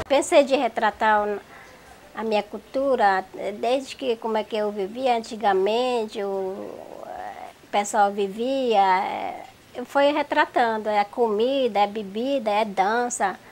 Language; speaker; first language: Portuguese; non-native, local second language; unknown